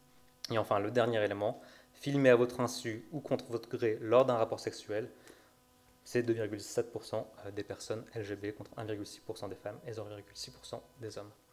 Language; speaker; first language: French; native; French